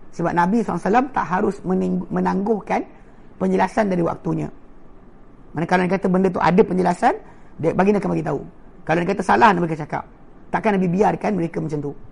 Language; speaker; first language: Malay; native; Malay